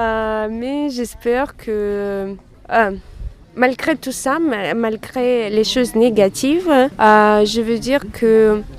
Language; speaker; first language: French; non-native, fluent; Russian